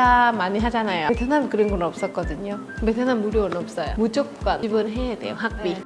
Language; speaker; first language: Korean; non-native, fluent; Vietnamese